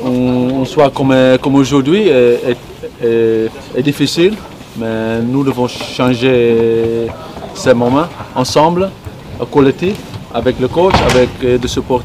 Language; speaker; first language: French; non-native, learner; Dutch